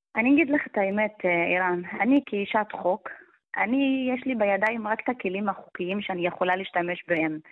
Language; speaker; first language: Hebrew; non-native, local second language; Arabic